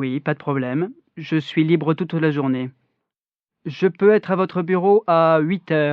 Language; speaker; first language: French; native; French